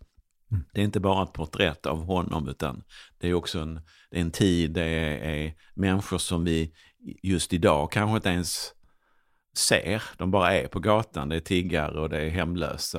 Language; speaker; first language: Swedish; native; Swedish